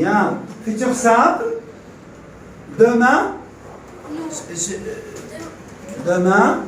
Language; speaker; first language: French; non-native, local second language; Arabic